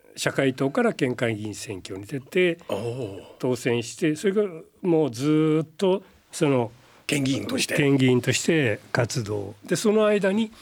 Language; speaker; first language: Japanese; native; Japanese